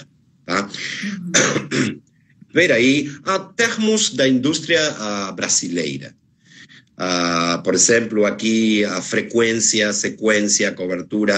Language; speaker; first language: Portuguese; non-native, fluent; Spanish